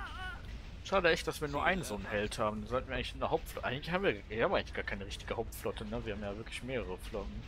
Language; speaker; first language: German; native; German